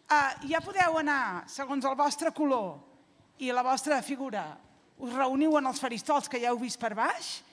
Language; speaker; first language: Catalan; native; Catalan